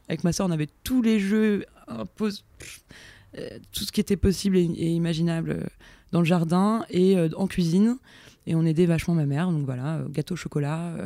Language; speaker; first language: French; native; French